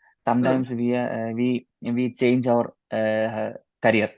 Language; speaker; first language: English; non-native, learner; Malayalam